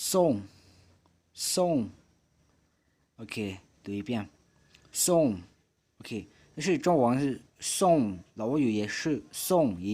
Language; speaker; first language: Chinese; non-native, fluent; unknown